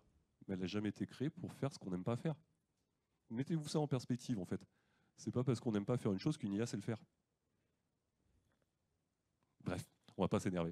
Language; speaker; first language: French; native; French